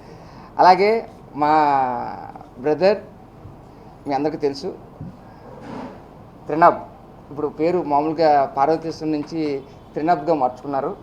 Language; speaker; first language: Telugu; native; Telugu